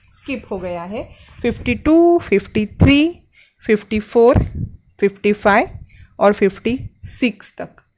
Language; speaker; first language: Hindi; non-native, local second language; Marathi